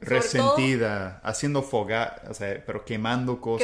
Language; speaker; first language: Spanish; non-native, fluent; English